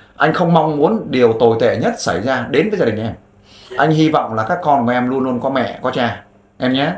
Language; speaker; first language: Vietnamese; native; Vietnamese